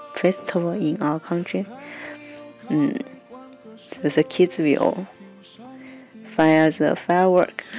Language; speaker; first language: English; non-native, learner; Chinese